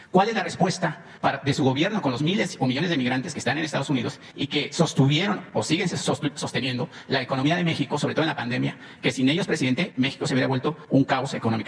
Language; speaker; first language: Spanish; native; Spanish